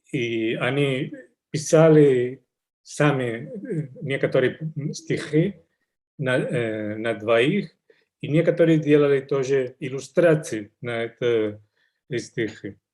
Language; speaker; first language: Russian; non-native, learner; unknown